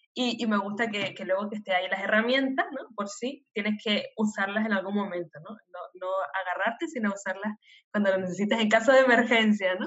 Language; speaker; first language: Spanish; native; Spanish